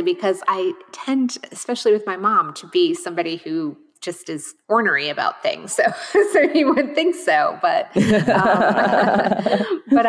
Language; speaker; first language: English; native; English